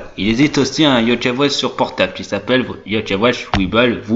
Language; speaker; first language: French; native; French